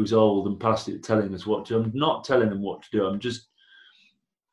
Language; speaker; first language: English; native; English